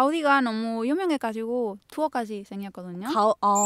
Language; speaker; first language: Korean; non-native, fluent; Spanish